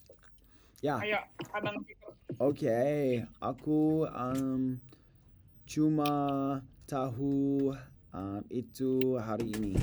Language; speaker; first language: Indonesian; non-native, learner; English